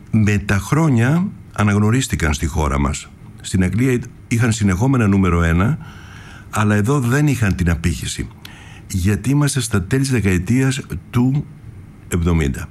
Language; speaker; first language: Greek; native; Greek